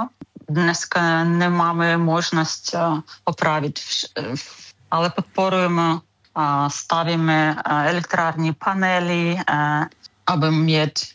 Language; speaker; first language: Czech; non-native, learner; Ukrainian